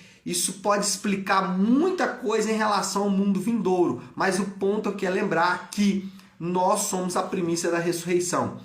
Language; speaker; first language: Portuguese; native; Portuguese